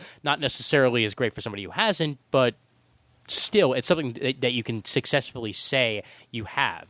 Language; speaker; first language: English; native; English